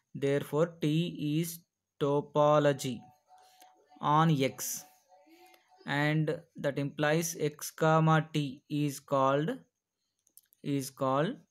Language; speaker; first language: English; non-native, local second language; Telugu